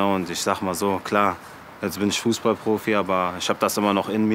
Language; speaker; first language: German; early bilingual, other home language; French